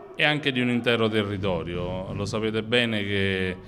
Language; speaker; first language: Italian; native; Italian